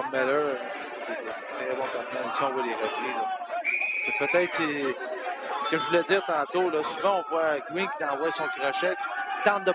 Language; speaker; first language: French; native; French